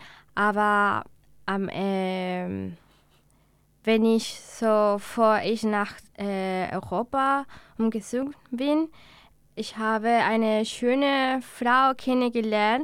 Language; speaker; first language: German; non-native, learner; Spanish